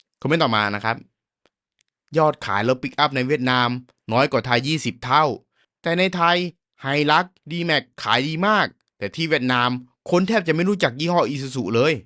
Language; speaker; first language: Thai; native; Thai